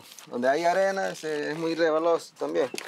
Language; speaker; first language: Spanish; native; Spanish